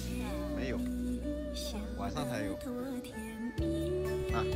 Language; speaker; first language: Chinese; native; Chinese